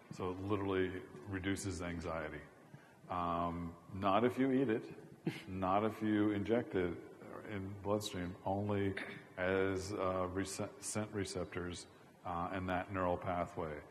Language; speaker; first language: English; native; English